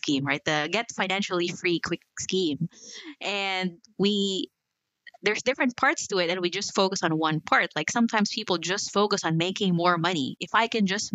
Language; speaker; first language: English; non-native, local second language; Filipino